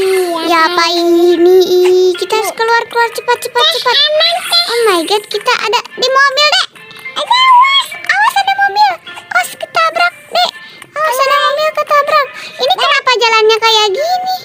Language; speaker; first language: Indonesian; native; Indonesian